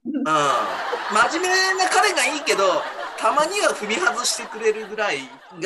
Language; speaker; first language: Japanese; native; Japanese